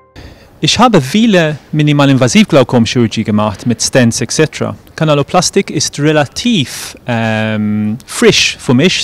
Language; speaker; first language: German; non-native, fluent; English